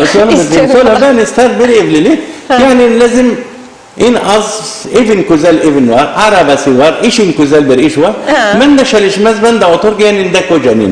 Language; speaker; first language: Turkish; non-native, learner; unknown